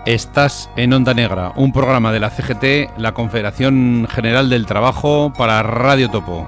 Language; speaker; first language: Spanish; native; Spanish